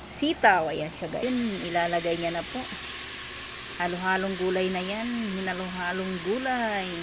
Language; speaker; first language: Filipino; non-native, local second language; Cebuano